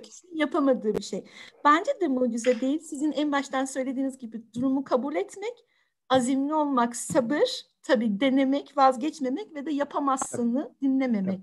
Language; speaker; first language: Turkish; native; Turkish